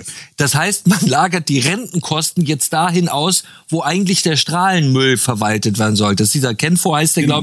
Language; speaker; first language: German; native; German